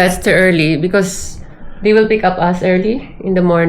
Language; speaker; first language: English; non-native, local second language; Filipino